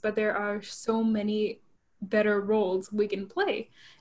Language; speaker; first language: English; native; English